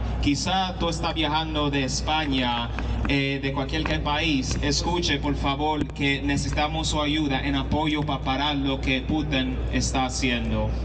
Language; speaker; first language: Spanish; non-native, learner; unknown